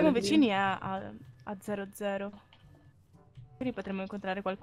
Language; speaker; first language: Italian; native; Italian